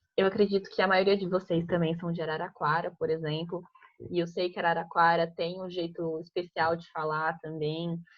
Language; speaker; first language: Portuguese; native; Portuguese